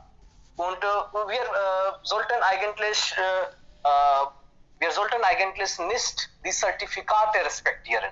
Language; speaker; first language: German; non-native, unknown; Hindi